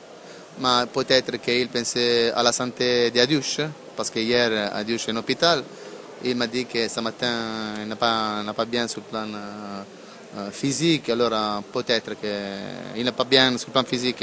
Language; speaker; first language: French; non-native, learner; Italian